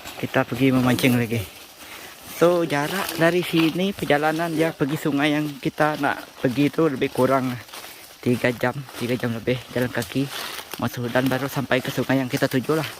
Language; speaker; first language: Malay; non-native, local second language; Iban